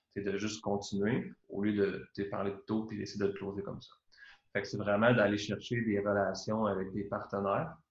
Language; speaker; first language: French; native; French